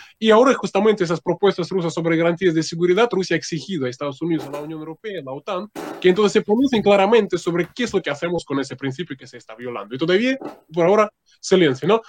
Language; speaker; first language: Spanish; non-native, fluent; Russian